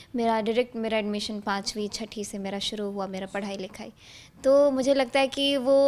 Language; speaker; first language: Hindi; native; Hindi